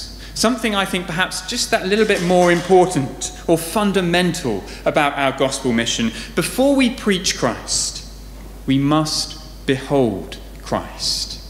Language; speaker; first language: English; native; English